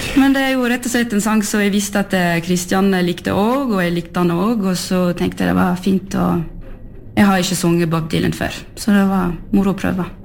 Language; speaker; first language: Norwegian; early bilingual, heritage; French